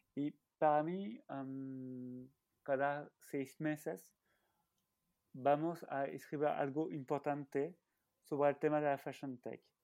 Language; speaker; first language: Spanish; non-native, learner; French